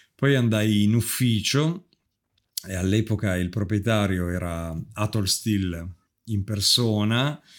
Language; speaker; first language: Italian; native; Italian